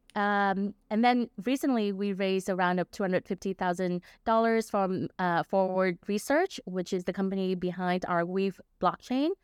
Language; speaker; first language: English; non-native, fluent; Vietnamese